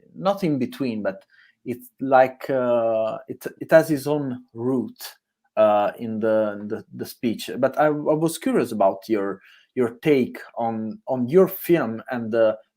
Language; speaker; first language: English; non-native, learner; Italian